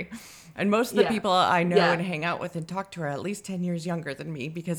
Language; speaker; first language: English; native; English